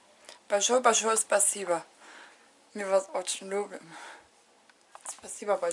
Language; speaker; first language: Russian; non-native, learner; German